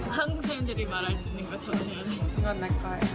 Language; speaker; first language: Korean; early bilingual, heritage; English